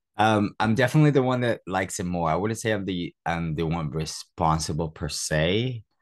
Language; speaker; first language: English; early bilingual, other home language; Spanish